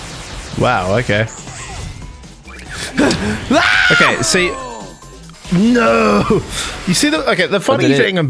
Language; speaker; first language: English; native; English